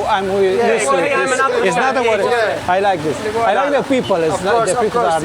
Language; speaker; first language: English; non-native, learner; Romanian